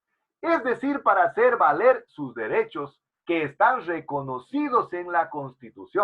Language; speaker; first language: Spanish; native; Spanish